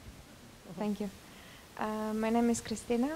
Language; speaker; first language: English; non-native, fluent; Romanian